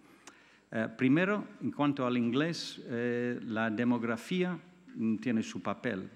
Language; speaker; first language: Spanish; non-native, fluent; English